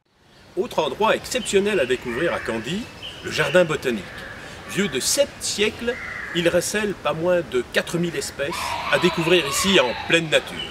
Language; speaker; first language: French; native; French